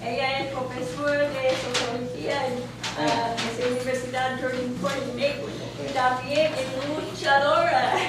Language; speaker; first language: Spanish; non-native, learner; English